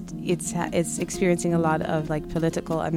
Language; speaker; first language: English; non-native, local second language; Shona